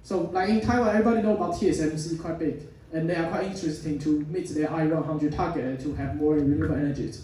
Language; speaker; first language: English; non-native, fluent; Chinese